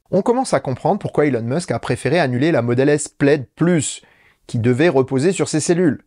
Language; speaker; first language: French; native; French